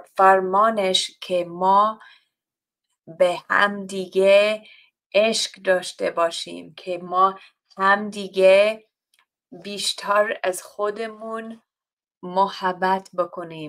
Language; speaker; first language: Persian; non-native, fluent; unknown